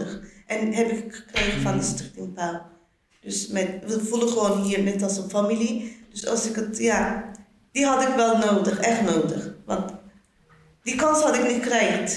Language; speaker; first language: Dutch; non-native, learner; Turkish